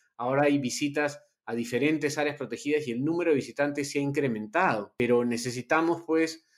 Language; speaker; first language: Spanish; native; Spanish